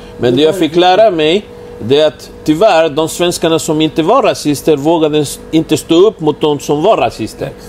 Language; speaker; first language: Swedish; early bilingual, other home language; Spanish